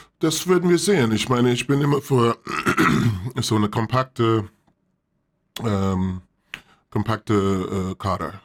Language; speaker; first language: German; non-native, fluent; English